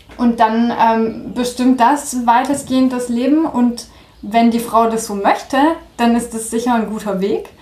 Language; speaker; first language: German; early bilingual, heritage; German